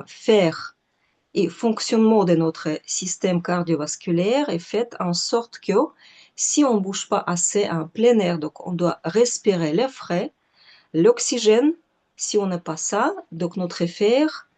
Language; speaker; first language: French; non-native, fluent; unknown